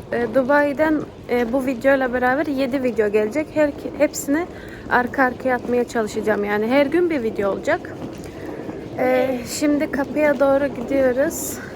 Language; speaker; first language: Turkish; early bilingual, heritage; Turkish